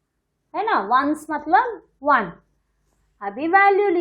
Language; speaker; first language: Hindi; non-native, local second language; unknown